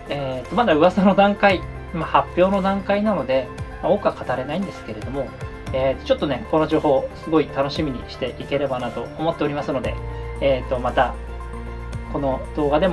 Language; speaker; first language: Japanese; native; Japanese